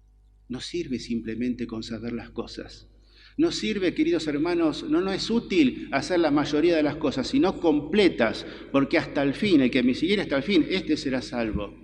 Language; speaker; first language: Spanish; native; Spanish